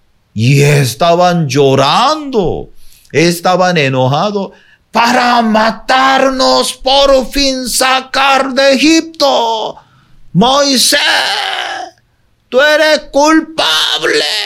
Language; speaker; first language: Spanish; non-native, fluent; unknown